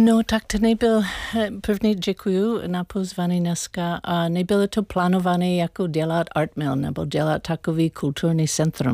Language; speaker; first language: Czech; non-native, learner; English